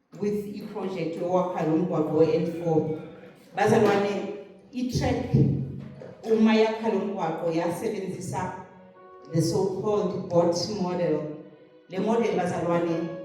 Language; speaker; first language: Zulu; native; Zulu